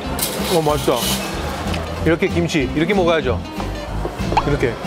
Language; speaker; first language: Korean; non-native, fluent; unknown